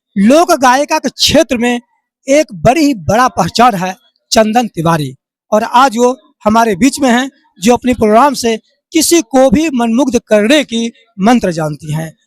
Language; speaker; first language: Hindi; native; Hindi